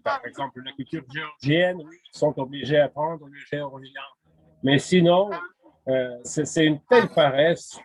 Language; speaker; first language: French; non-native, fluent; Russian